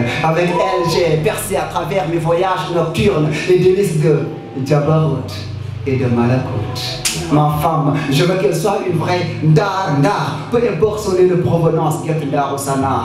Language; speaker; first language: French; non-native, local second language; Wolof